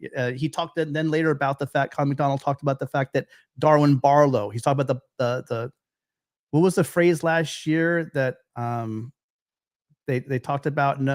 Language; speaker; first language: English; native; English